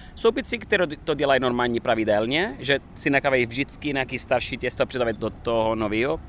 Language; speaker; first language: Czech; non-native, fluent; Italian